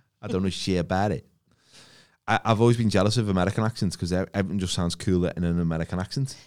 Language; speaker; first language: English; native; English